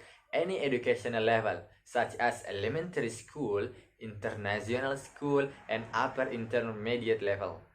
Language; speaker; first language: English; non-native, learner; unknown